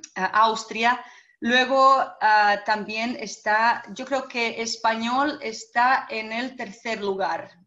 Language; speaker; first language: Spanish; non-native, fluent; Bosnian